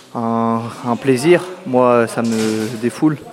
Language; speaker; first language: French; native; French